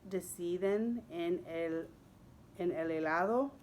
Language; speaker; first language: Spanish; non-native, fluent; English